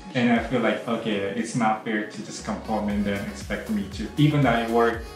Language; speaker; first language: English; non-native, fluent; Indonesian